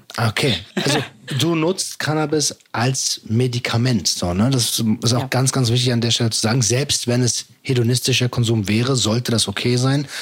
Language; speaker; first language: German; native; German